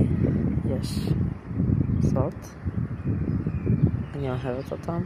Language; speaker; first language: Hebrew; non-native, learner; Ukrainian